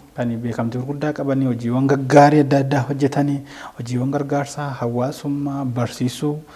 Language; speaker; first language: Oromo; native; Oromo